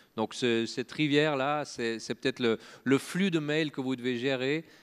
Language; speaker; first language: French; native; French